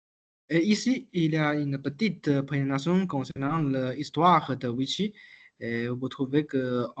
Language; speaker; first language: French; non-native, learner; Chinese